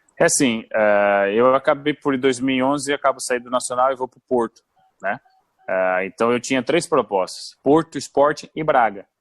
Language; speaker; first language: Portuguese; native; Portuguese